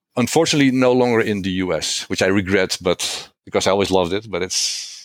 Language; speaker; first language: English; non-native, fluent; Dutch